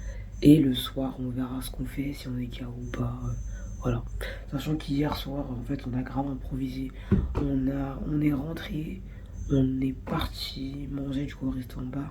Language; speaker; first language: French; native; French